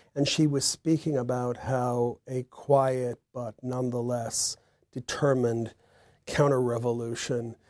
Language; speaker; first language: English; native; English